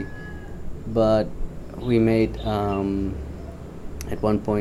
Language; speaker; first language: English; non-native, fluent; Dutch